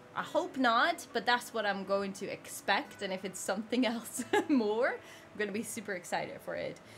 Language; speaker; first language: English; non-native, fluent; Dutch